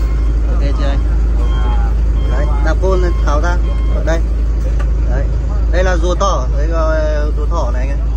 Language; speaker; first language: Vietnamese; native; Vietnamese